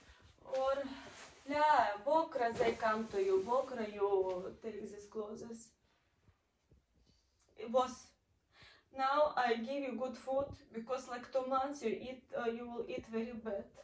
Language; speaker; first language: English; non-native, learner; Russian